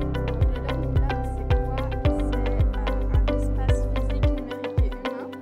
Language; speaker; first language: French; native; French